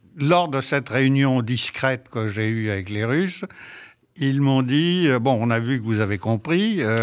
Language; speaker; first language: French; native; French